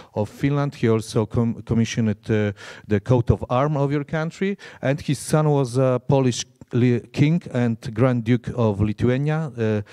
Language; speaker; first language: English; non-native, fluent; Polish